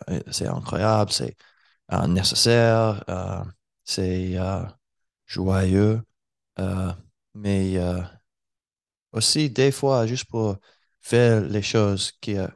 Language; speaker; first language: French; non-native, learner; English